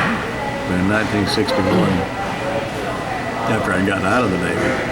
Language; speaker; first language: English; native; English